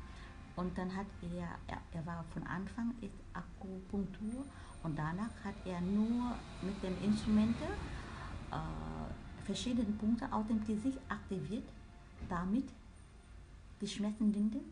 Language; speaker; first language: German; non-native, learner; Vietnamese